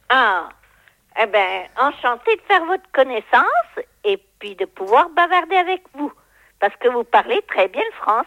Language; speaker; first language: French; native; French